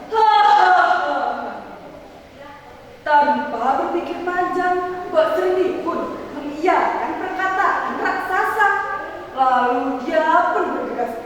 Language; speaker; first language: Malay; non-native, local second language; Javanese